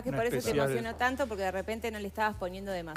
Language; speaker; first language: Spanish; native; Spanish